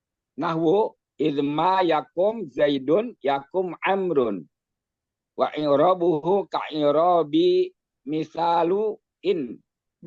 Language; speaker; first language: Arabic; non-native, learner; Indonesian